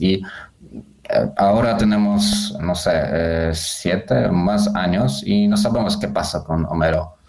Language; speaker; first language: Spanish; non-native, learner; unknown